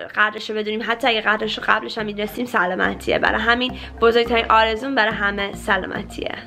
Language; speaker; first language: Persian; early bilingual, heritage; Persian